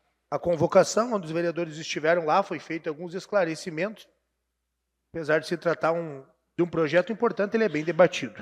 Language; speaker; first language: Portuguese; native; Portuguese